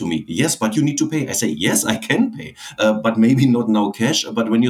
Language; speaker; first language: English; non-native, fluent; German